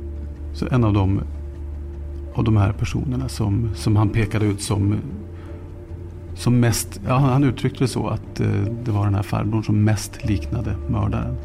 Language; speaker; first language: Swedish; native; Swedish